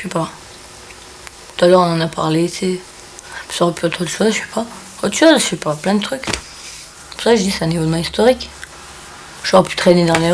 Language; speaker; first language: French; native; French